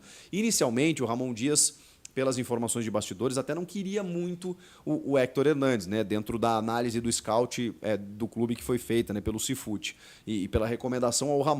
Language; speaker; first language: Portuguese; native; Portuguese